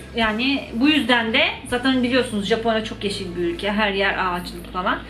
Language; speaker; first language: Turkish; native; Turkish